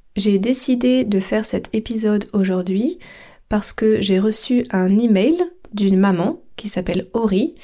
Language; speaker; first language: French; native; French